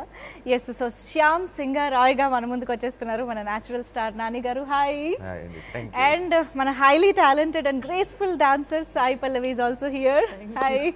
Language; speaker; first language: Telugu; native; Telugu